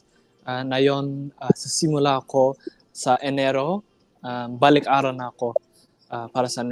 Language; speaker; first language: Filipino; non-native, learner; English